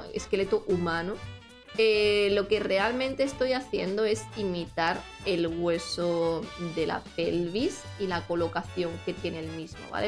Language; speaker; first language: Spanish; native; Spanish